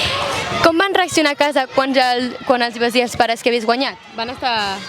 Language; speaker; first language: Catalan; native; Catalan